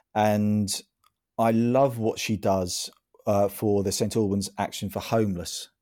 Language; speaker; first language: English; native; English